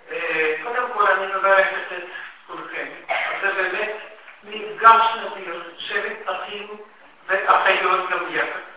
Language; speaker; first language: Hebrew; non-native, fluent; Russian